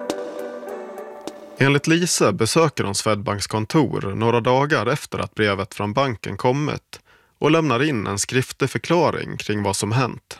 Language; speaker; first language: Swedish; native; Swedish